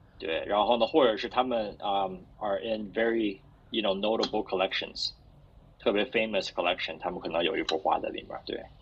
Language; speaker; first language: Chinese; early bilingual, heritage; Chinese